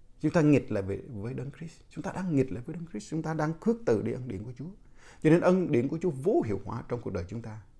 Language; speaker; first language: Vietnamese; non-native, local second language; Jarai